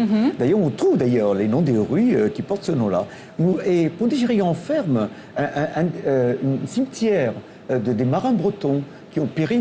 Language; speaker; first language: French; non-native, local second language; Tamil